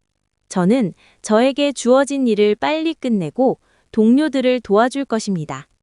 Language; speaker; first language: Korean; non-native, learner; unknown